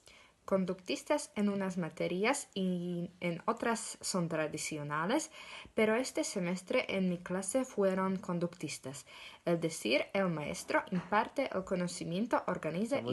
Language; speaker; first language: Spanish; non-native, learner; Slovak